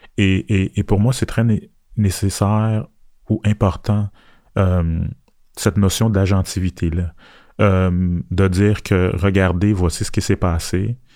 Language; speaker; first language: French; early bilingual, other home language; Haitian Creole